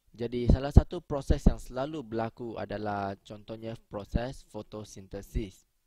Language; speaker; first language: Malay; native; Malay